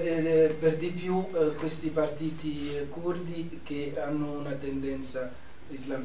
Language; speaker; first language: Italian; non-native, fluent; Arabic